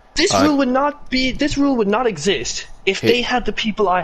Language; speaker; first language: English; native; English